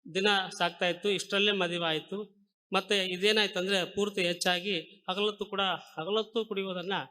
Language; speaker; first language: Kannada; native; Kannada